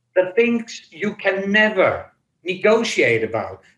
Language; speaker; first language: English; non-native, fluent; Dutch